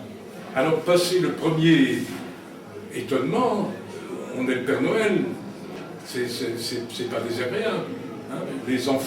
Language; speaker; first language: French; native; French